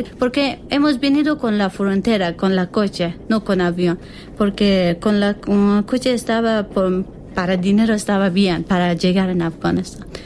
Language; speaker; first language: Spanish; non-native, learner; Persian